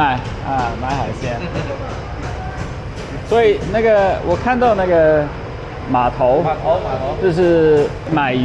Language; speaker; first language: Chinese; non-native, learner; English